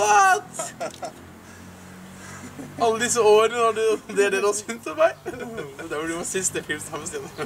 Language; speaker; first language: Norwegian; native; Norwegian